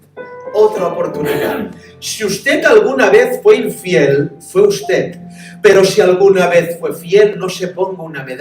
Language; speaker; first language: Spanish; native; Spanish